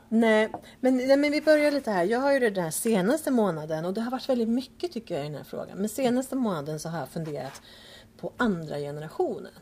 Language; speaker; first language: Swedish; early bilingual, other home language; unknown